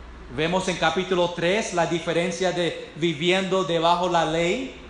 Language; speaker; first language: Spanish; non-native, fluent; English